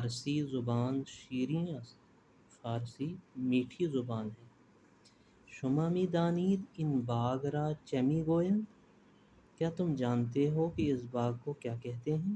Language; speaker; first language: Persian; non-native, fluent; Urdu